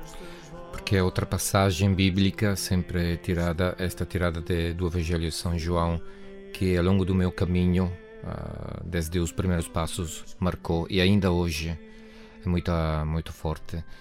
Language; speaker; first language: Portuguese; non-native, fluent; Italian